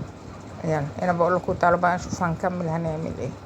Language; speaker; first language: Arabic; native; Arabic